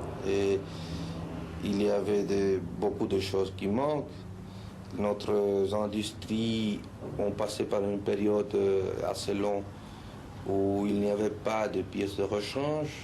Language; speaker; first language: French; non-native, fluent; Spanish